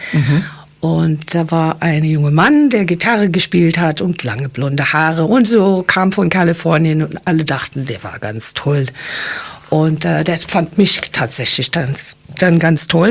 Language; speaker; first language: German; non-native, fluent; English